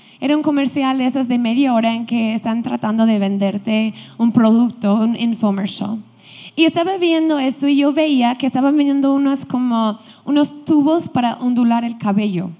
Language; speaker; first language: Spanish; non-native, fluent; English